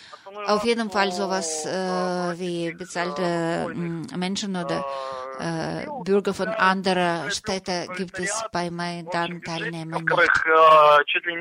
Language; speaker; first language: German; non-native, fluent; Russian